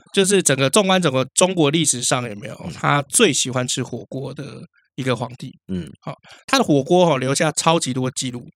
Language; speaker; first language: Chinese; native; Chinese